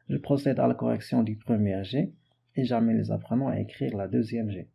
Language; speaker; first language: French; non-native, local second language; Arabic